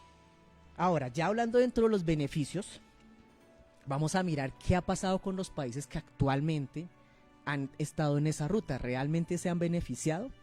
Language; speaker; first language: Spanish; native; Spanish